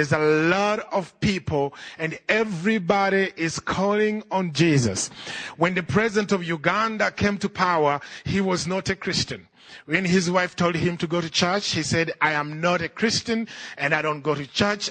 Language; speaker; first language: English; non-native, local second language; Ganda